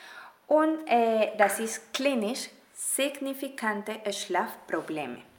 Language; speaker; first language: German; non-native, fluent; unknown